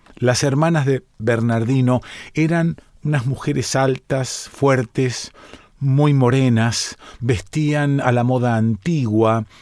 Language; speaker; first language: Spanish; native; Spanish